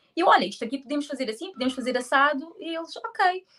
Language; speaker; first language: Portuguese; native; Portuguese